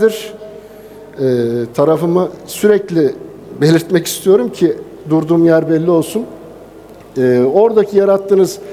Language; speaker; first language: Turkish; native; Turkish